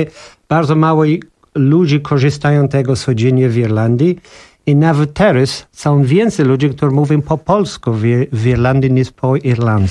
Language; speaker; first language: Polish; non-native, learner; English